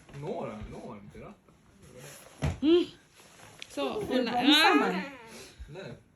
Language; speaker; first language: Swedish; non-native, learner; Thai